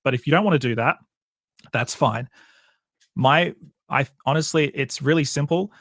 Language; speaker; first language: English; native; English